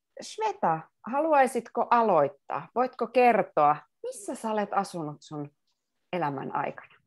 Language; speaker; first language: Finnish; native; Finnish